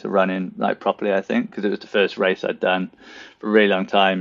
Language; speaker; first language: English; native; English